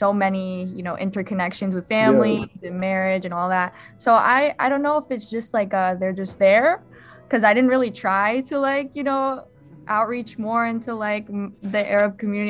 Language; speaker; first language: English; early bilingual, other home language; Arabic